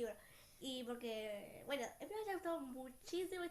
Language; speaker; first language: Spanish; native; Spanish